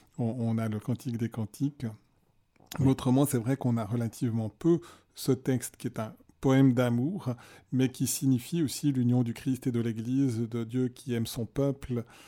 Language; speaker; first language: French; native; French